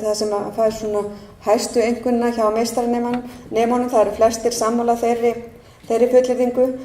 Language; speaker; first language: Icelandic; native; Icelandic